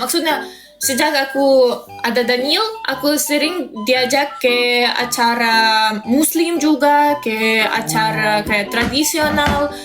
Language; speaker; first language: Indonesian; non-native, fluent; Russian